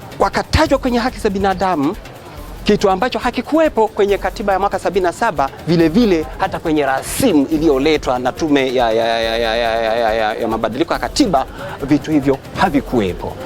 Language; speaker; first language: Swahili; non-native, local second language; Sukuma